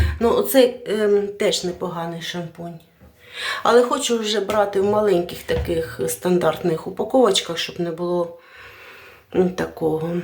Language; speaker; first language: Ukrainian; non-native, local second language; Russian